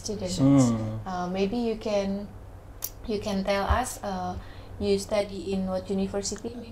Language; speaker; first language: English; non-native, learner; Indonesian